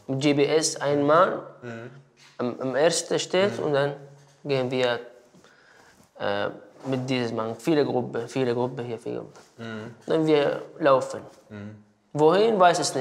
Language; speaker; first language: German; non-native, learner; Arabic